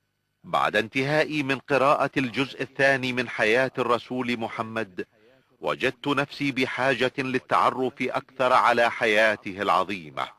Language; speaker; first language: Arabic; native; Arabic